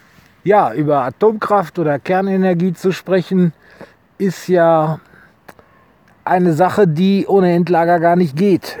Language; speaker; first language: German; native; German